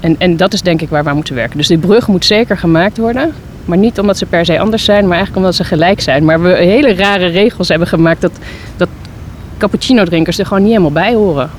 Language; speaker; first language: Dutch; native; Dutch